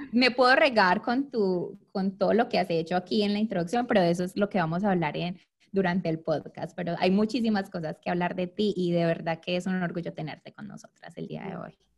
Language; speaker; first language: Spanish; native; Spanish